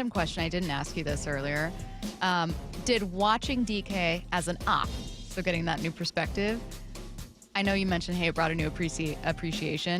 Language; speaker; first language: English; native; English